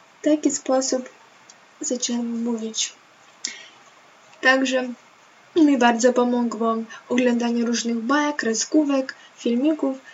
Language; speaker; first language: Polish; non-native, learner; Ukrainian